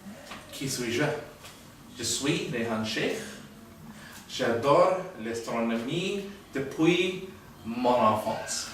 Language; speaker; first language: French; non-native, learner; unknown